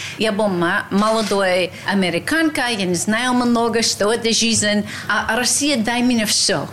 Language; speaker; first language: Russian; non-native, learner; English